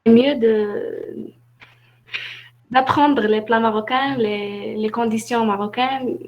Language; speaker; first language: French; non-native, learner; Arabic